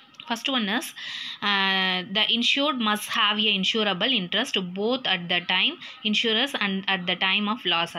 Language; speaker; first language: English; non-native, local second language; Tamil